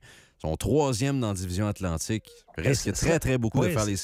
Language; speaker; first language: French; native; French